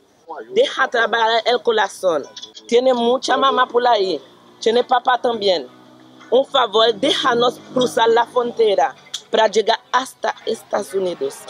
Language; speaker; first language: Spanish; non-native, learner; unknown